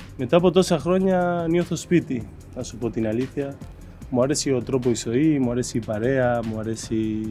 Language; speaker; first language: Greek; non-native, fluent; Spanish